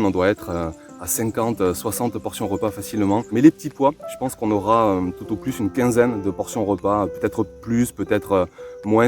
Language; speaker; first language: French; native; French